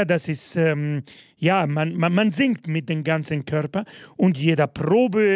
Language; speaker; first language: German; non-native, fluent; Spanish